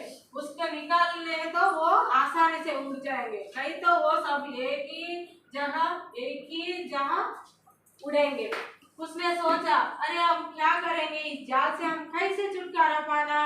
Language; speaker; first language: Hindi; non-native, local second language; Telugu